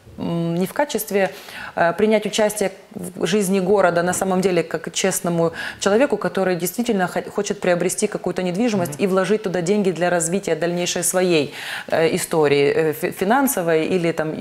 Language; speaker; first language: Russian; native; Russian